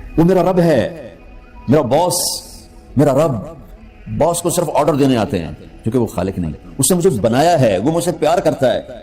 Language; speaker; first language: Urdu; non-native, local second language; Punjabi